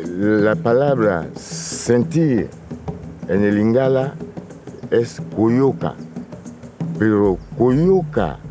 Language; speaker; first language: Spanish; non-native, fluent; Lingala